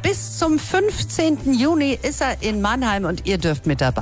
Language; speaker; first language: German; native; German